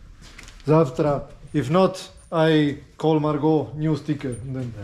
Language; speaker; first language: English; non-native, learner; Spanish